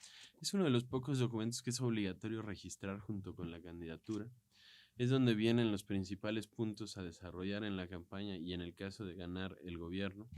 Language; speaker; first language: Spanish; native; Spanish